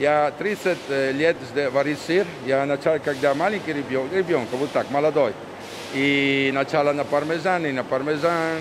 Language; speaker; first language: Russian; non-native, learner; Italian